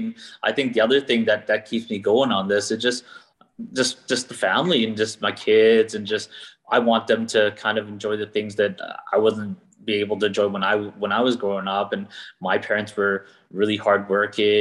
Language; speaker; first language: English; native; English